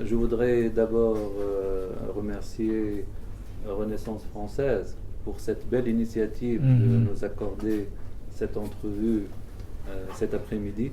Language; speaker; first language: French; non-native, local second language; Arabic